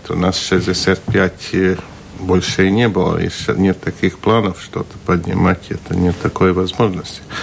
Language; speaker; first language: Russian; non-native, local second language; Latvian